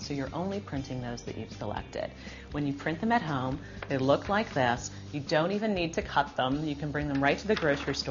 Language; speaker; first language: English; native; English